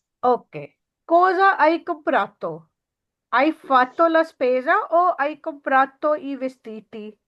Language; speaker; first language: Italian; non-native, learner; Urdu